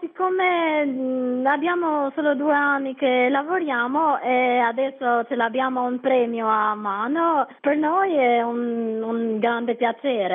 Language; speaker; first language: Italian; non-native, learner; Albanian